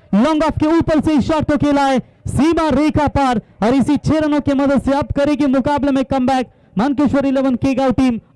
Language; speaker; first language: Hindi; non-native, local second language; Marathi